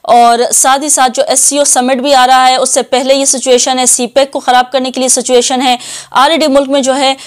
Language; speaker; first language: Urdu; native; Urdu